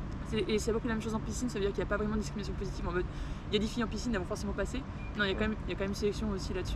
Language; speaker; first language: French; native; French